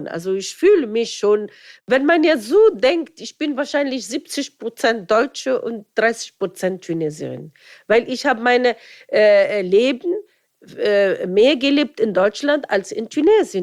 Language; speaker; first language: German; non-native, fluent; Arabic